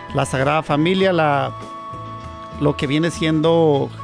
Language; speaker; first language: Spanish; native; Spanish